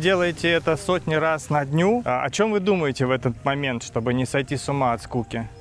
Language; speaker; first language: Russian; native; Russian